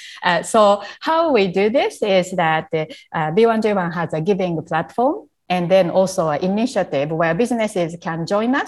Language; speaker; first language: English; non-native, fluent; Japanese